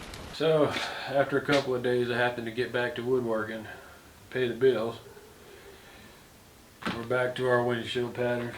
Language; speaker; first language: English; native; English